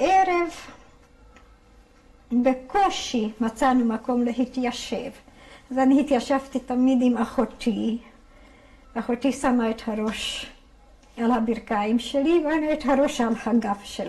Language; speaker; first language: Hebrew; non-native, fluent; Hungarian